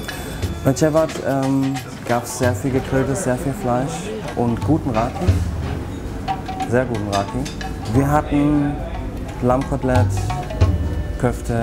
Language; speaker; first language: German; native; German